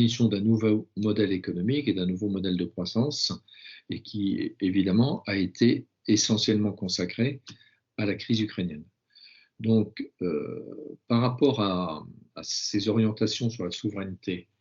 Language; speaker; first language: French; native; French